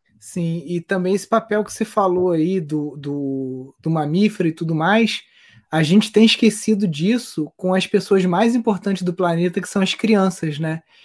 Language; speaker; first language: Portuguese; native; Portuguese